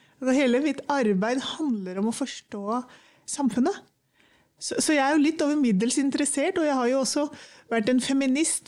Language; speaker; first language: Norwegian; early bilingual, other home language; Urdu